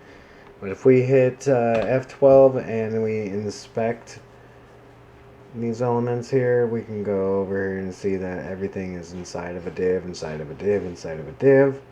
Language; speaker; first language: English; native; English